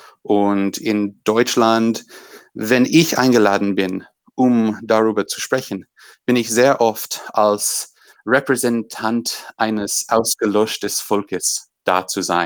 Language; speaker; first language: German; non-native, fluent; English